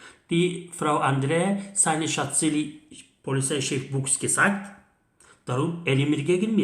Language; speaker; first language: German; non-native, learner; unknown